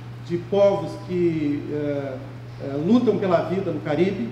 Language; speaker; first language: Portuguese; native; Portuguese